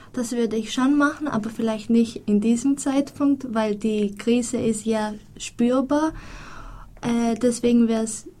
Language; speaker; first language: German; non-native, fluent; Greek